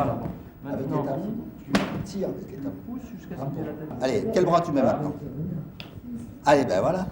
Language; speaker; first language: French; native; French